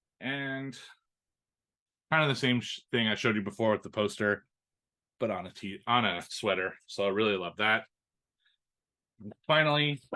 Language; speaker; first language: English; native; English